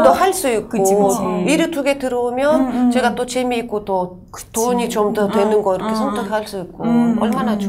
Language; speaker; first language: Korean; non-native, fluent; Russian